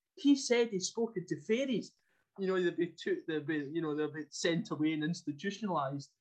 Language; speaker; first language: English; native; English